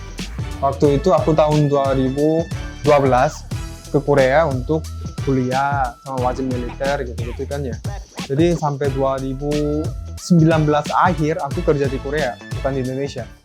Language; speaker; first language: Indonesian; early bilingual, other home language; Korean